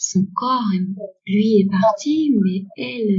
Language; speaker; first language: French; native; French